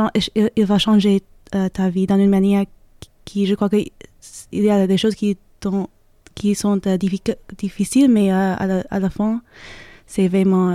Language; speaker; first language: French; non-native, learner; English